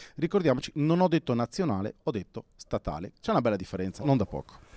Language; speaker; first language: Italian; non-native, local second language; Venetian